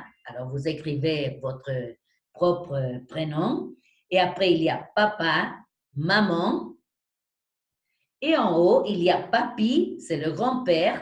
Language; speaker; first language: French; non-native, fluent; Spanish